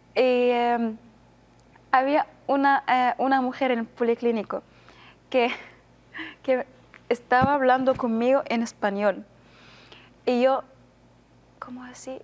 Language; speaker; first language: Spanish; non-native, learner; Arabic